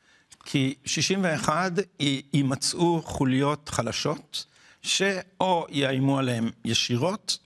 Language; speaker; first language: Hebrew; native; Hebrew